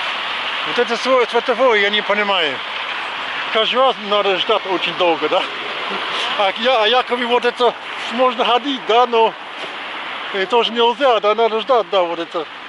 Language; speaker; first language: Russian; non-native, fluent; English